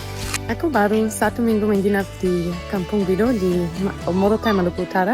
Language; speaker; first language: Indonesian; non-native, fluent; German